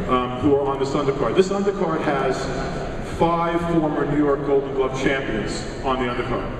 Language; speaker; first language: English; native; English